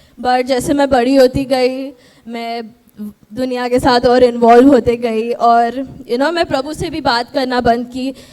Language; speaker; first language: Hindi; non-native, local second language; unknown